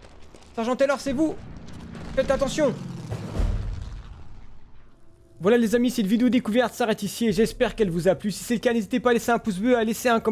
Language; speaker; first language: French; native; French